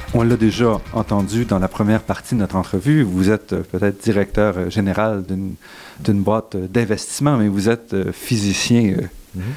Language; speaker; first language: French; native; French